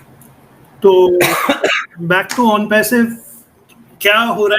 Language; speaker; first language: Hindi; native; Hindi